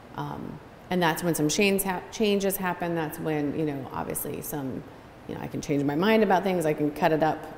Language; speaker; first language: English; native; English